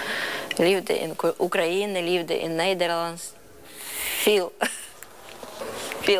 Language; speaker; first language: Dutch; non-native, learner; Ukrainian